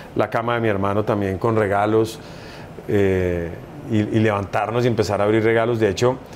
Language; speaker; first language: Spanish; native; Spanish